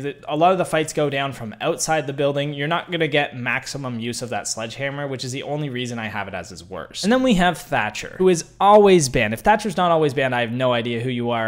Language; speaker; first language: English; native; English